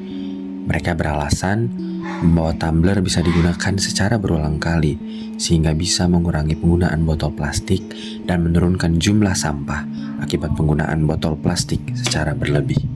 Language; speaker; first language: Indonesian; native; Indonesian